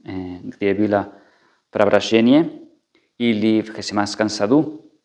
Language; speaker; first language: Russian; non-native, fluent; Spanish